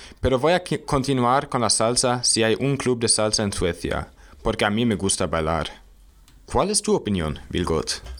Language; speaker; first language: Spanish; non-native, learner; German